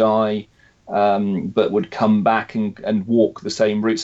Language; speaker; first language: English; native; English